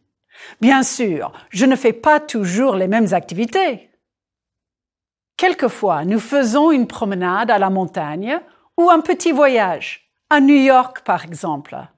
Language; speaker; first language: French; non-native, fluent; English